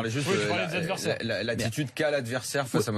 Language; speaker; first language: French; native; French